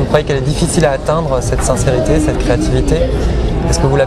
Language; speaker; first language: French; native; French